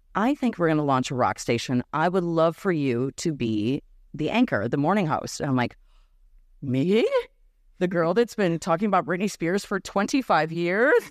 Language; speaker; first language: English; early bilingual, other home language; Serbian